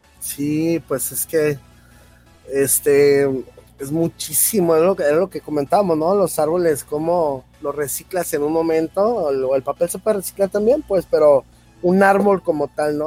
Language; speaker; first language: Spanish; native; Spanish